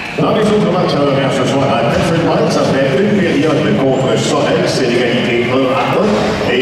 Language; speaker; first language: French; native; French